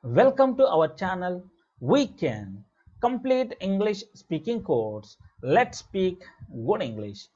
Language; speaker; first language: English; non-native, local second language; Telugu